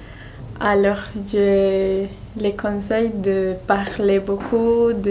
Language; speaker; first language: French; non-native, learner; Spanish